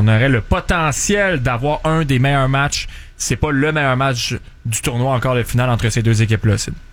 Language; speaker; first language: French; native; French